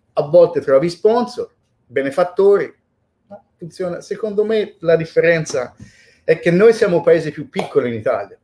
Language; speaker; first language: Italian; native; Italian